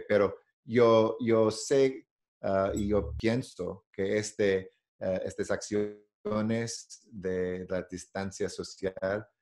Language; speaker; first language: Spanish; non-native, learner; English